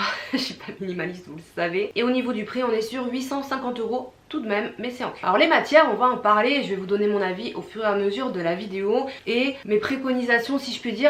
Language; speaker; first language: French; native; French